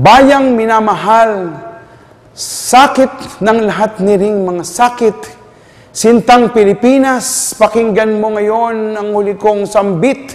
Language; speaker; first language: Filipino; native; Filipino